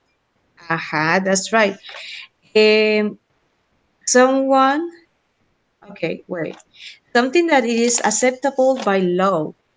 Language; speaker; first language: English; non-native, fluent; Spanish